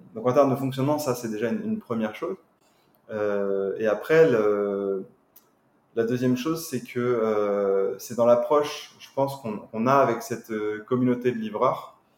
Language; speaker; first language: French; native; French